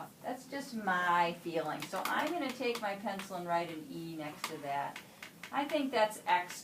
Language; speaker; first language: English; native; English